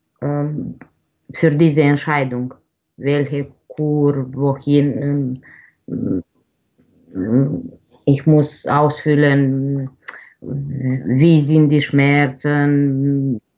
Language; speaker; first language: German; non-native, learner; Romanian